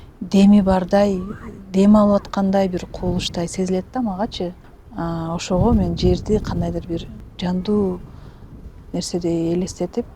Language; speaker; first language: Kyrgyz; native; Kyrgyz